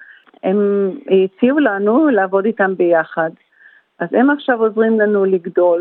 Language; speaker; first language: Hebrew; early bilingual, heritage; Hebrew